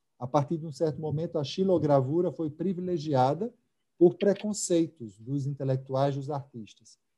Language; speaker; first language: Portuguese; native; Portuguese